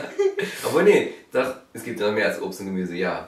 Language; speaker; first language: German; native; German